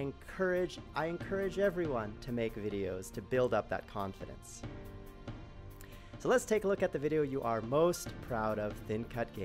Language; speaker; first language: English; native; English